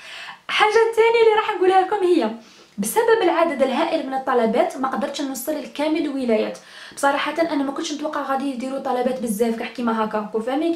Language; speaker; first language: Arabic; native; Arabic